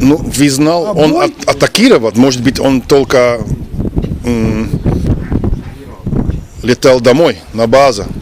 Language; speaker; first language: Russian; non-native, learner; Dutch